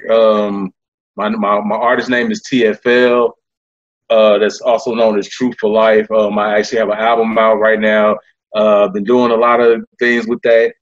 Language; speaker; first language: English; native; English